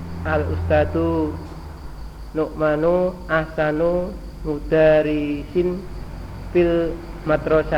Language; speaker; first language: Arabic; non-native, learner; Indonesian